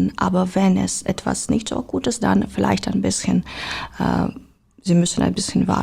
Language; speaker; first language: German; non-native, learner; Ukrainian